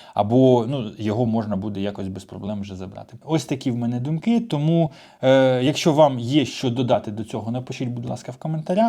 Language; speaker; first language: Ukrainian; non-native, local second language; Russian